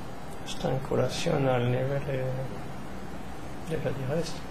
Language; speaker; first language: Spanish; non-native, learner; French